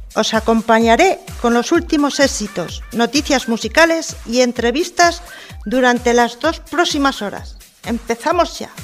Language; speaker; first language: Spanish; native; Spanish